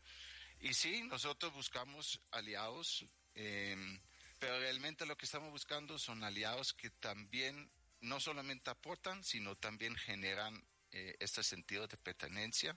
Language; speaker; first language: Spanish; native; Spanish